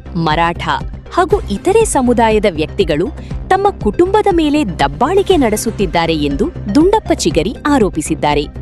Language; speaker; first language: Kannada; native; Kannada